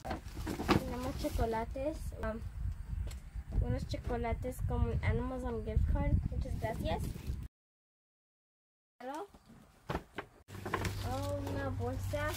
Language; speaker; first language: Spanish; early bilingual, other home language; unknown